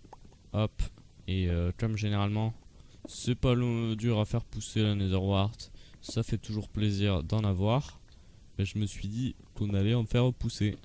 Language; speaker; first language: French; native; French